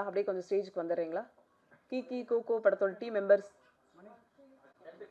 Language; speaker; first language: Tamil; native; Tamil